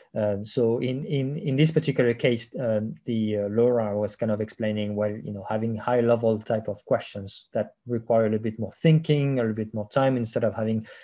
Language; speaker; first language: English; non-native, fluent; French